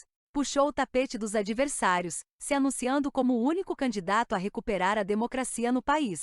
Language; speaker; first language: Portuguese; native; Portuguese